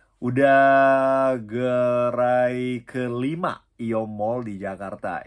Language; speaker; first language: Indonesian; non-native, fluent; Japanese